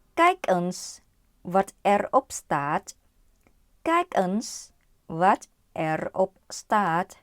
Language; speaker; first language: Dutch; non-native, learner; Thai